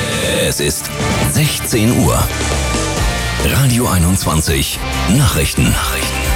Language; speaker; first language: German; native; German